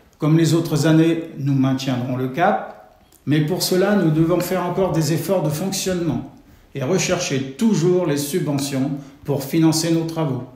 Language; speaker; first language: French; native; French